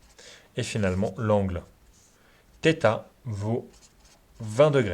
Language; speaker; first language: French; native; French